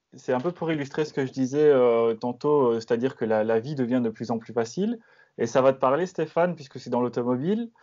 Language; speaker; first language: French; native; French